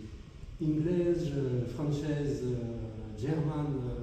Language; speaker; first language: Romanian; non-native, fluent; French